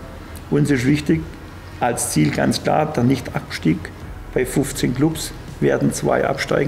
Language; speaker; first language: German; native; German